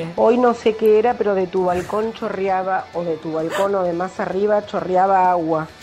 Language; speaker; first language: Spanish; non-native, fluent; French